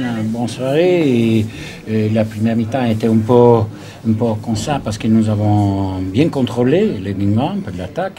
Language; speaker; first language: French; non-native, learner; Italian